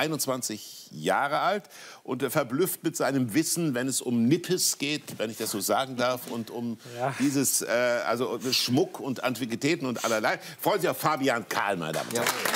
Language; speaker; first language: German; native; German